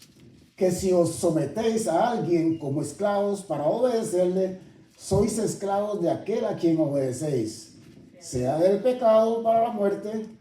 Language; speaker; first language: Spanish; native; Spanish